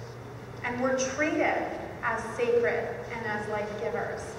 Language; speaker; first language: English; native; English